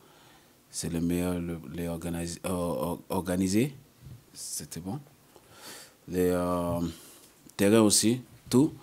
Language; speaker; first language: French; non-native, learner; English